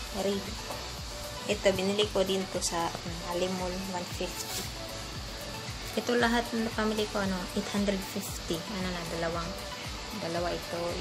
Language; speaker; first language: Filipino; non-native, local second language; Cebuano